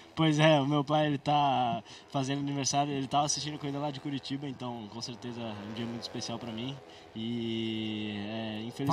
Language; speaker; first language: Portuguese; native; Portuguese